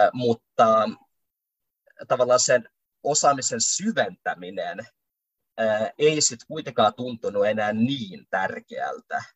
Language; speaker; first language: Finnish; early bilingual, other home language; Russian